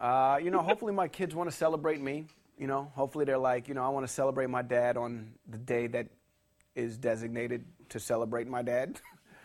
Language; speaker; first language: English; native; English